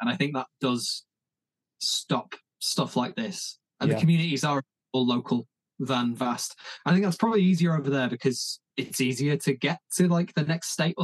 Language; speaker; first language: English; native; English